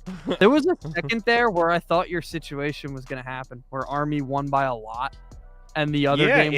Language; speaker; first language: English; native; English